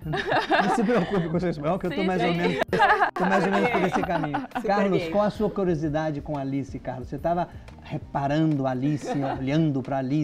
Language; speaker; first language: Portuguese; native; Portuguese